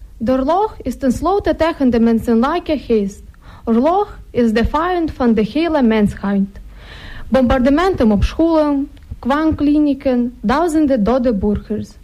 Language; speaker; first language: Dutch; non-native, fluent; Ukrainian